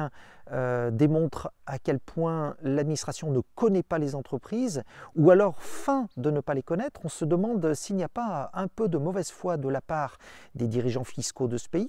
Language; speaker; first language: French; native; French